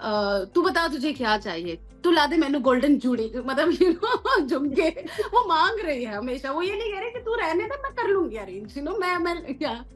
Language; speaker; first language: Hindi; native; Hindi